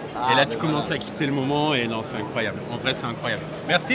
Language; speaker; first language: French; native; French